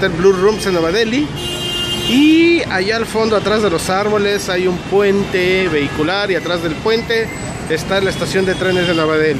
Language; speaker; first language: Spanish; native; Spanish